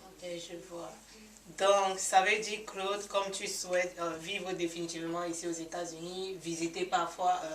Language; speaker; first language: French; non-native, learner; English